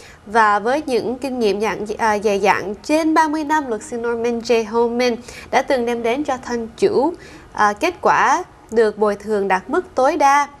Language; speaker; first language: Vietnamese; early bilingual, heritage; Vietnamese